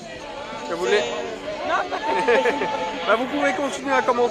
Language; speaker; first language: French; native; French